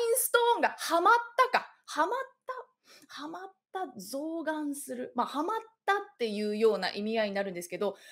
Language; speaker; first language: Japanese; native; Japanese